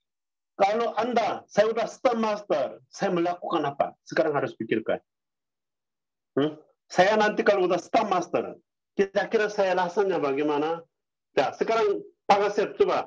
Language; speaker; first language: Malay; non-native, learner; Korean